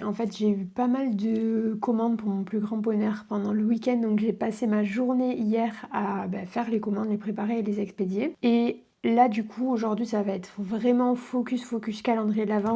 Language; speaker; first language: French; native; French